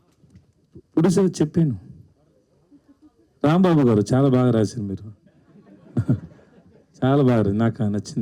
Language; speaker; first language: Telugu; non-native, learner; Tamil